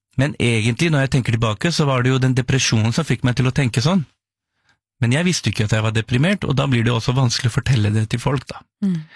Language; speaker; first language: Norwegian; early bilingual, other home language; Urdu